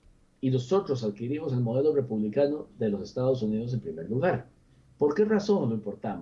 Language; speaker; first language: Spanish; native; Spanish